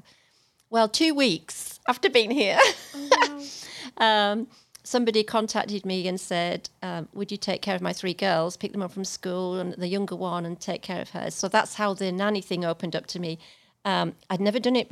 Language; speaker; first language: English; native; English